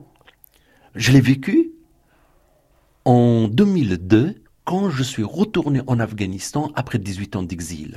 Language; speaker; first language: French; non-native, fluent; Persian